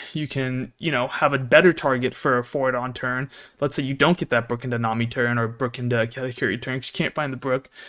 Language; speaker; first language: English; native; English